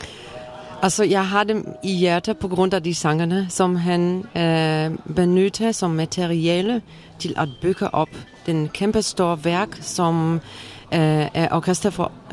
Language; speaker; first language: Danish; non-native, fluent; Polish